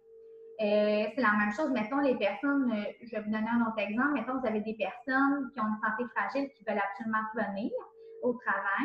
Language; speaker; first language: French; native; French